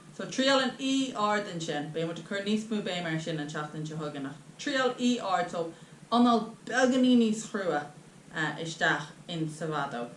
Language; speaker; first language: Irish; native; Irish